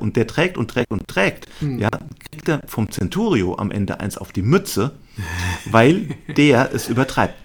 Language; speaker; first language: German; native; German